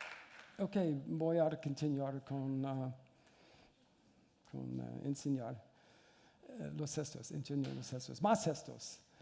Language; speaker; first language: Spanish; non-native, learner; English